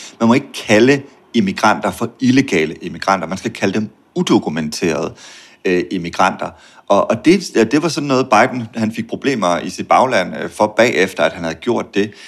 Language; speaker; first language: Danish; native; Danish